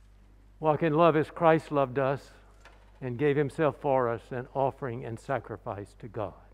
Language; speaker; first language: English; native; English